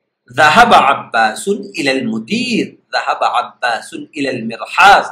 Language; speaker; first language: Arabic; non-native, fluent; Urdu